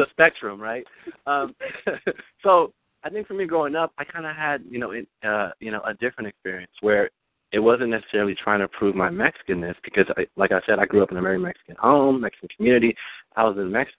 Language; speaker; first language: English; early bilingual, other home language; Spanish